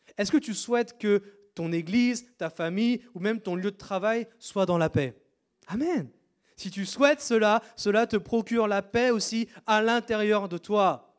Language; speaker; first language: French; native; French